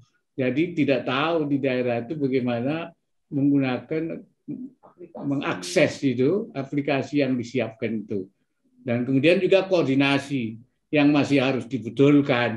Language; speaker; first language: Indonesian; native; Indonesian